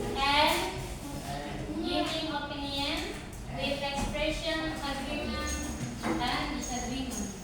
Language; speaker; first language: English; non-native, local second language; Indonesian